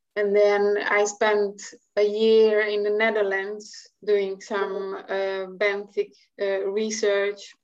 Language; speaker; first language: English; non-native, fluent; Hungarian